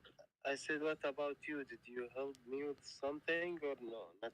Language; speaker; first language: English; non-native, learner; Arabic